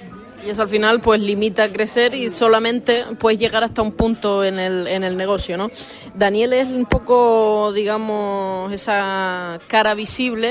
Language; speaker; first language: Spanish; native; Spanish